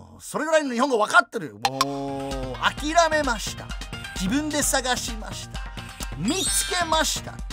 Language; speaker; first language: Japanese; non-native, fluent; English